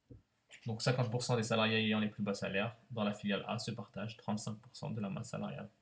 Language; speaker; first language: French; native; French